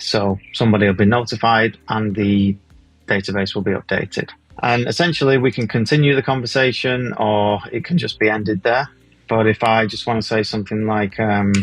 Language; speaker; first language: English; native; English